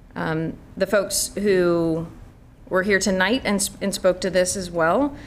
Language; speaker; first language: English; native; English